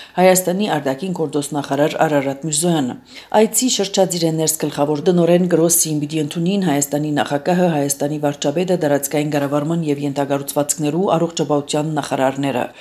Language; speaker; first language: Armenian; native; Armenian